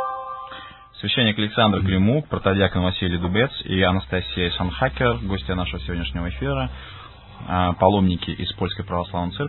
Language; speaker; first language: Russian; native; Russian